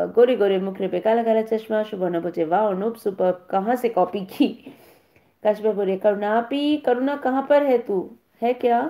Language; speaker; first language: Hindi; non-native, local second language; Bangla